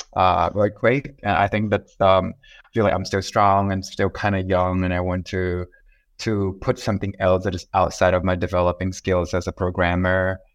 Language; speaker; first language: English; non-native, fluent; Thai